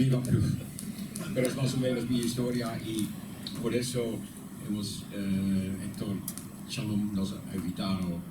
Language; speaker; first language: Spanish; non-native, learner; Dutch